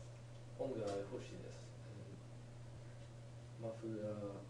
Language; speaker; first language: Japanese; non-native, learner; English